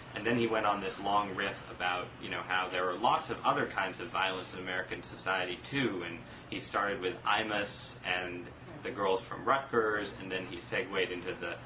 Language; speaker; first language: English; native; English